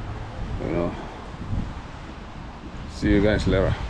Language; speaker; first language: English; non-native, learner; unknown